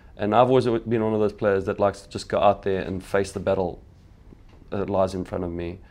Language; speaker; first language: English; native; English